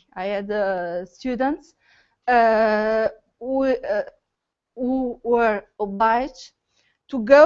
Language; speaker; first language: English; non-native, learner; Portuguese